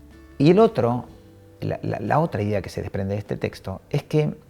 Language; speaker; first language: Spanish; native; Spanish